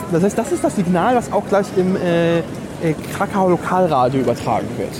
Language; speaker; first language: German; early bilingual, other home language; Polish